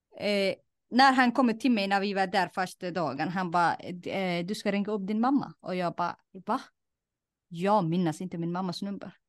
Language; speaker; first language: Swedish; non-native, fluent; Somali